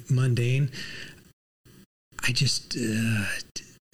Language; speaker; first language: English; native; English